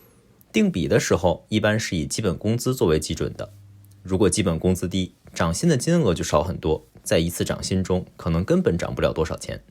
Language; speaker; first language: Chinese; native; Chinese